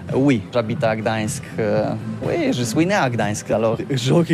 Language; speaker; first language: French; non-native, learner; Polish